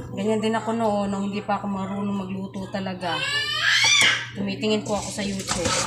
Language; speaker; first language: Filipino; non-native, local second language; Cebuano